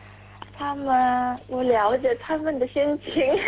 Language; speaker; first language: Chinese; non-native, learner; Korean